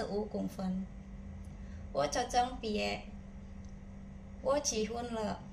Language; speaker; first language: Chinese; non-native, learner; Indonesian